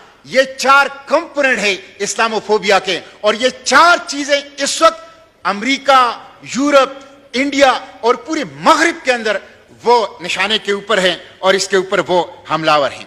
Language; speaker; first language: Urdu; non-native, local second language; Pashto